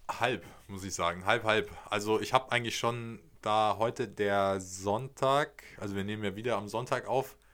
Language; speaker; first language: German; native; German